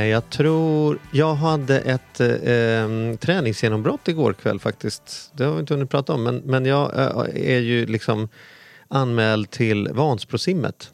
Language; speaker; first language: Swedish; native; Swedish